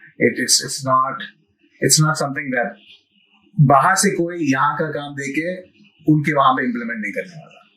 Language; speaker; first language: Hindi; non-native, local second language; Malayalam